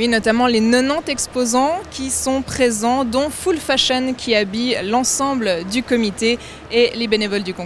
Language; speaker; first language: French; native; French